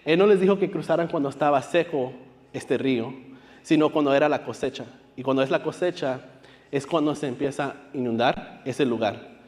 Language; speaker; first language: Spanish; early bilingual, heritage; Spanish